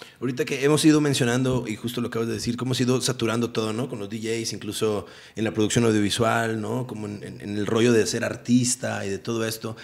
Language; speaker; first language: Spanish; native; Spanish